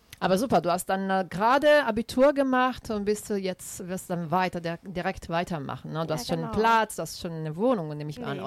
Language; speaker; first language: German; non-native, fluent; Italian